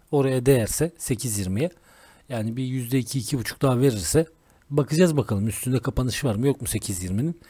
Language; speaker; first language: Turkish; native; Turkish